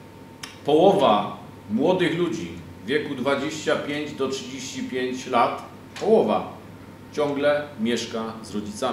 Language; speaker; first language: Polish; native; Polish